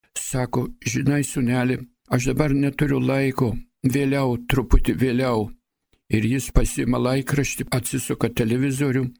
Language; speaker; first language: Lithuanian; early bilingual, heritage; Lithuanian